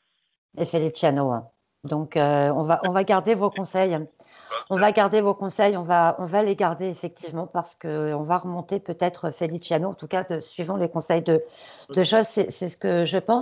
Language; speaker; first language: French; native; French